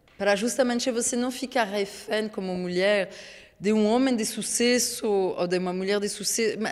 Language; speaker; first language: Portuguese; non-native, fluent; French